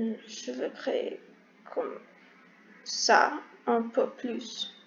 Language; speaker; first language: French; non-native, learner; English